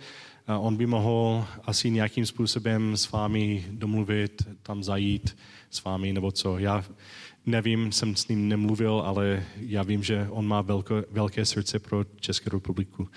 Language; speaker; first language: Czech; non-native, learner; English